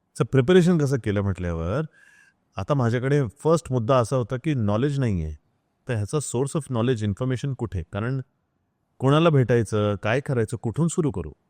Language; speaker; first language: Marathi; non-native, local second language; Hindi